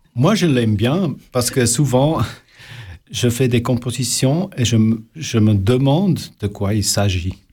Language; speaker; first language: French; non-native, local second language; Swiss German